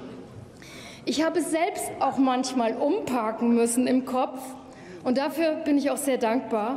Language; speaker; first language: German; native; German